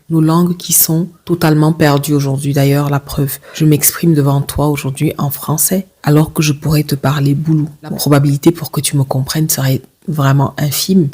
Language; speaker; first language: French; native; French